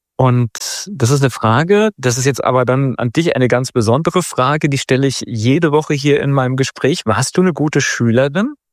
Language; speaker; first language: German; native; German